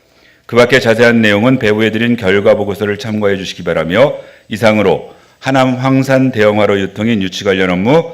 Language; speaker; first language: Korean; native; Korean